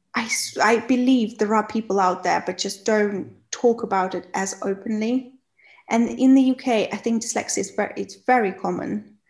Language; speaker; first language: English; non-native, fluent; Russian